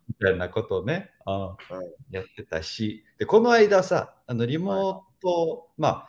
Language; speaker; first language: Japanese; native; Japanese